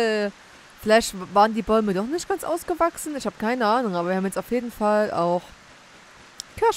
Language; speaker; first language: German; native; German